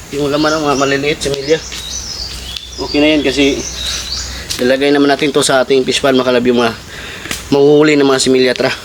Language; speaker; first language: Filipino; non-native, local second language; Cebuano